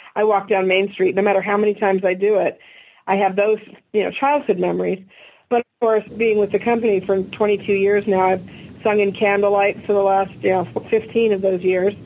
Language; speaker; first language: English; native; English